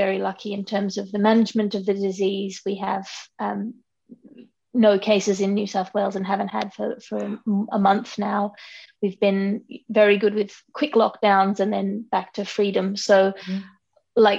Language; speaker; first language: English; native; English